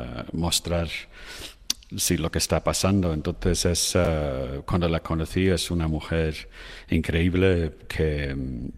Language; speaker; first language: Spanish; non-native, fluent; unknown